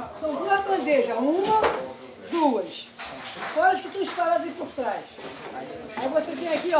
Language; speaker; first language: Portuguese; native; Portuguese